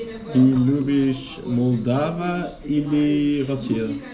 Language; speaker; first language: Russian; non-native, learner; Dutch